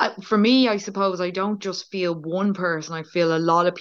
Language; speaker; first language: English; native; English